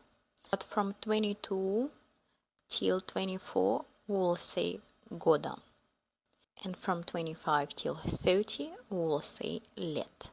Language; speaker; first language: English; non-native, fluent; Russian